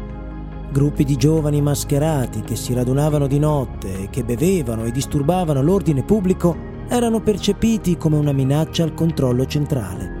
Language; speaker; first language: Italian; native; Italian